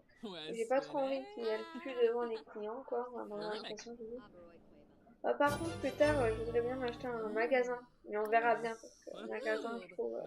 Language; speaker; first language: French; native; French